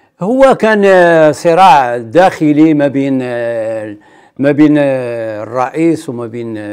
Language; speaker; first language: Arabic; native; Arabic